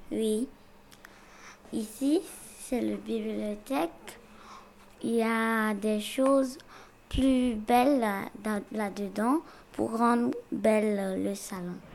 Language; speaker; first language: French; non-native, learner; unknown